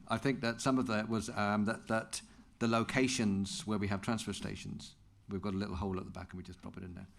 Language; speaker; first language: English; native; English